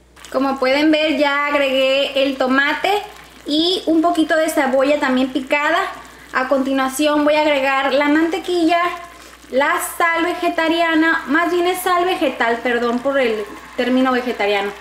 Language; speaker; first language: Spanish; native; Spanish